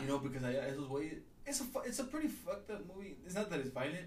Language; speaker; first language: English; early bilingual, other home language; Spanish